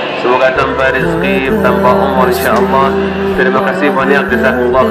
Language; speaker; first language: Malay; non-native, learner; Arabic